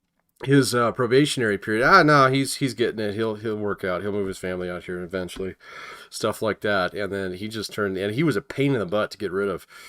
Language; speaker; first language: English; native; English